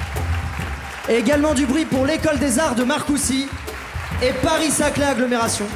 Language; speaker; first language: French; native; French